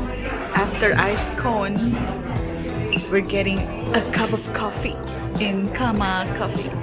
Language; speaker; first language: English; non-native, fluent; Indonesian